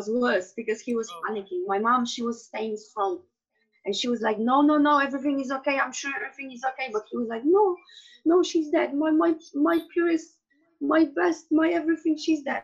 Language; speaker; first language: English; non-native, fluent; Polish